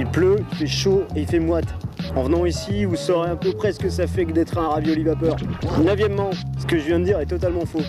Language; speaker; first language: French; native; French